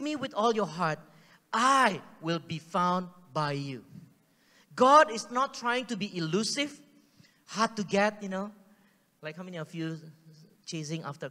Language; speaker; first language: English; native; English